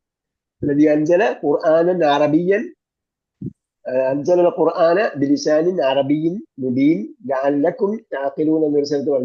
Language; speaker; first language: Arabic; non-native, fluent; Malayalam